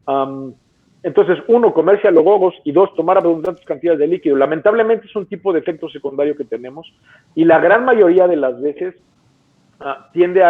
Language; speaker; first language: Spanish; native; Spanish